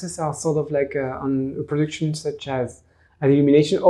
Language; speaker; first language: English; non-native, fluent; French